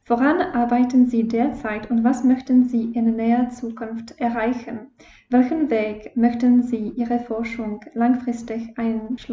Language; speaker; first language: German; non-native, fluent; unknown